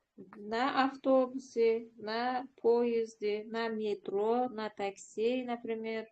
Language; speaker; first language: Russian; non-native, learner; Uzbek